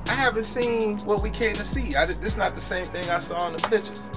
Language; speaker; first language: English; native; English